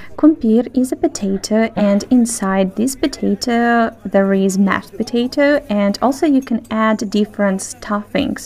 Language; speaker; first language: English; non-native, fluent; Russian